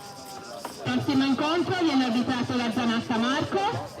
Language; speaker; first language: Italian; native; Italian